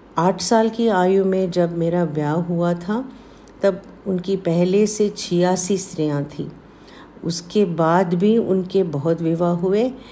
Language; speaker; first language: Hindi; non-native, local second language; Tamil